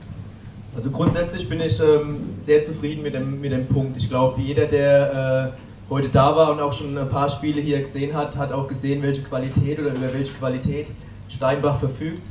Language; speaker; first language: German; native; German